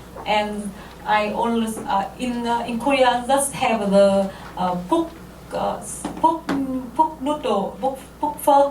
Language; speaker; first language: English; non-native, learner; Vietnamese